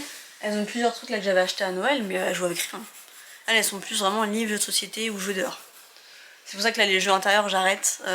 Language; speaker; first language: French; native; French